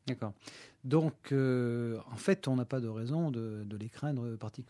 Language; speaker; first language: French; native; French